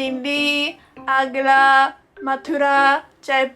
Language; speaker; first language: Hindi; non-native, learner; Japanese